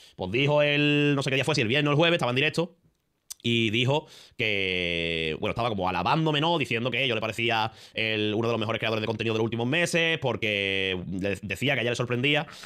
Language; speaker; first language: Spanish; native; Spanish